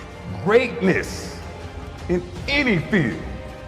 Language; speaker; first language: English; native; English